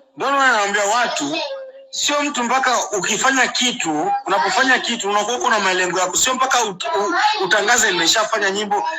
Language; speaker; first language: Swahili; non-native, local second language; Rundi